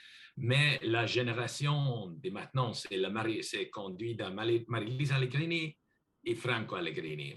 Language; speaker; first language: French; non-native, learner; English